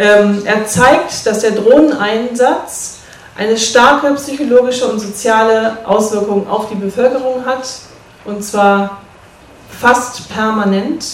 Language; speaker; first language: German; native; German